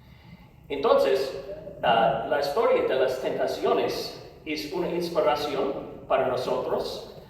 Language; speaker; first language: Spanish; non-native, learner; English